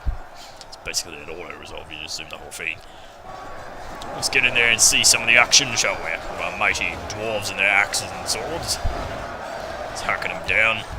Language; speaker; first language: English; native; English